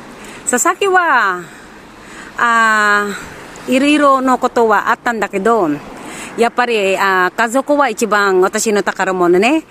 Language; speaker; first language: Japanese; non-native, learner; Filipino